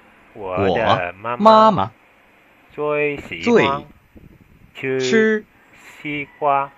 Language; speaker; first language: Chinese; non-native, learner; Vietnamese